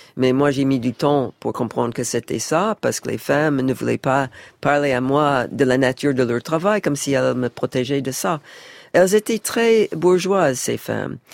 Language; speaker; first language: French; non-native, fluent; English